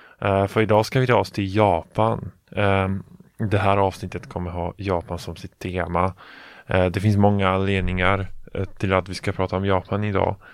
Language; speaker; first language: Swedish; non-native, fluent; Polish